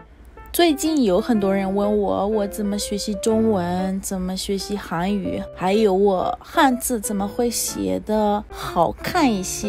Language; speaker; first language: Chinese; non-native, fluent; Spanish